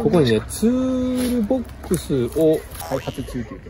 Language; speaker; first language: Japanese; native; Japanese